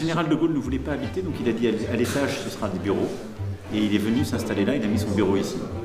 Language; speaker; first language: French; native; French